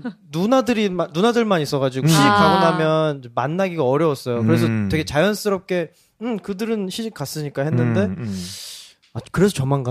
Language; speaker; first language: Korean; native; Korean